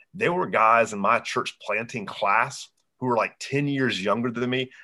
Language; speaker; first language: English; native; English